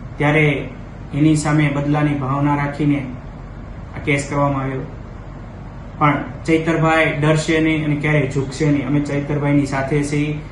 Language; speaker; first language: Gujarati; native; Gujarati